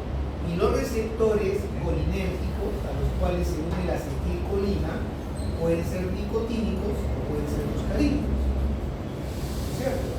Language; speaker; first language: Spanish; native; Spanish